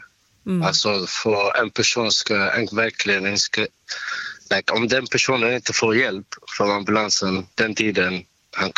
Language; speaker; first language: Swedish; non-native, learner; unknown